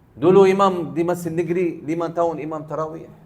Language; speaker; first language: Malay; non-native, learner; Arabic